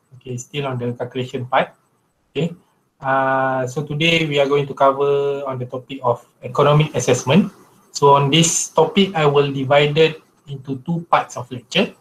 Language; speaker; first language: English; non-native, local second language; Malay